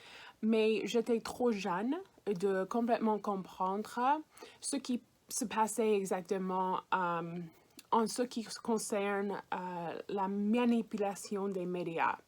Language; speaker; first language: French; non-native, fluent; English